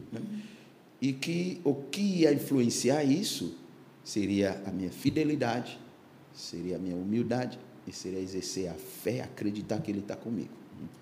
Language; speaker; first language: Portuguese; non-native, fluent; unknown